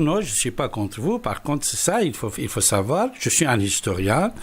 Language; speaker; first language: French; non-native, fluent; Persian